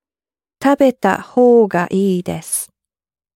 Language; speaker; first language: Japanese; non-native, learner; English